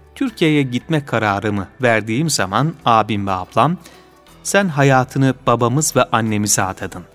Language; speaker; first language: Turkish; native; Turkish